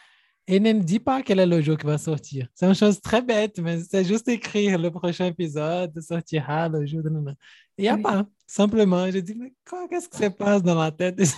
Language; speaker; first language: French; non-native, fluent; Portuguese